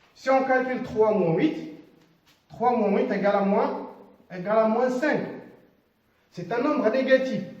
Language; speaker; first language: French; non-native, local second language; Arabic